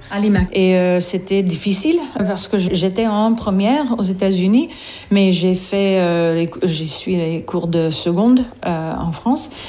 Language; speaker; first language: French; non-native, fluent; English